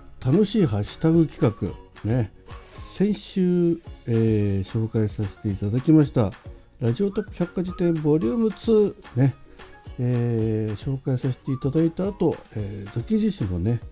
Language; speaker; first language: Japanese; native; Japanese